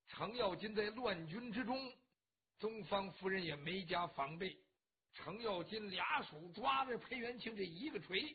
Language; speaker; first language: Chinese; native; Chinese